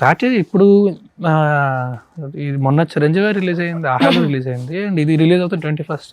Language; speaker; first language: Telugu; native; Telugu